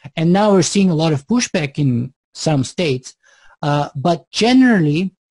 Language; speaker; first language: English; non-native, fluent; Bulgarian